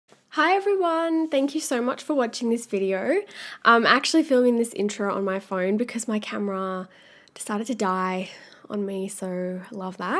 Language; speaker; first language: English; native; English